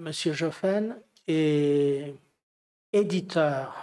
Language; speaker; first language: French; non-native, fluent; Romanian